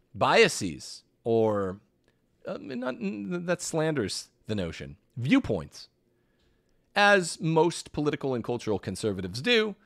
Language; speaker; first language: English; native; English